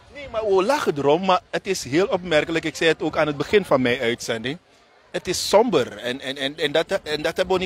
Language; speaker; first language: Dutch; native; Dutch